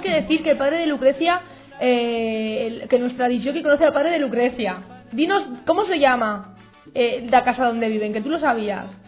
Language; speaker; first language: Spanish; native; Spanish